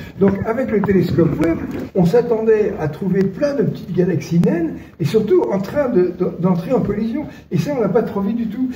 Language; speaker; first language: French; native; French